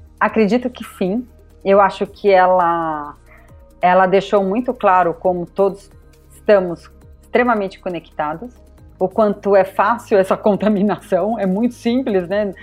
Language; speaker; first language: Portuguese; native; Portuguese